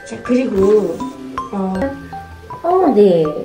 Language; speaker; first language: Korean; non-native, learner; Filipino